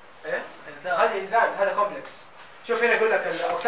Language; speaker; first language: Arabic; native; Arabic